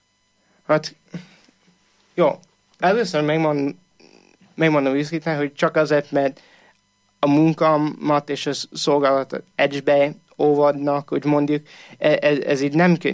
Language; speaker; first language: Hungarian; non-native, fluent; English